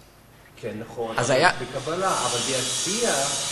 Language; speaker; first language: Hebrew; non-native, local second language; English